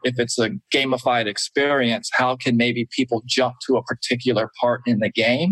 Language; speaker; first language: English; native; English